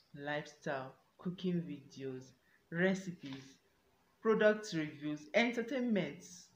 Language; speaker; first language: English; non-native, local second language; Igbo